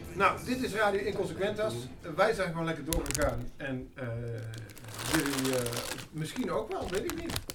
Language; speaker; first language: Dutch; native; Dutch